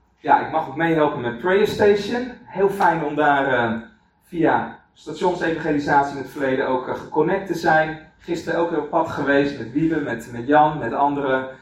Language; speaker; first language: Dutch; native; Dutch